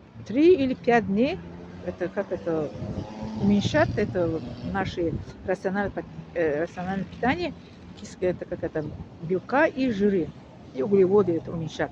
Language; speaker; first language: Russian; non-native, learner; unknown